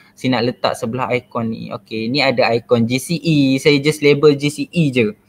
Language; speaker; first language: Malay; native; Malay